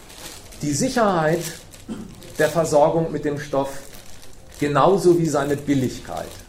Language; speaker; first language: German; native; German